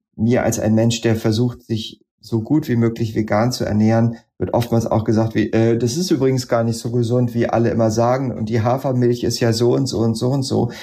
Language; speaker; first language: German; native; German